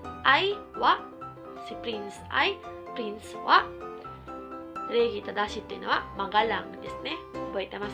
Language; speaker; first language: Japanese; non-native, local second language; Filipino